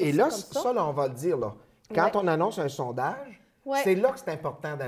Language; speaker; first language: French; native; French